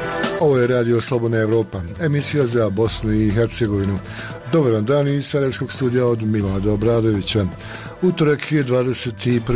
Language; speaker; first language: Croatian; native; Croatian